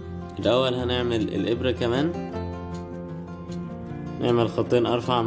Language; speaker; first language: Arabic; native; Arabic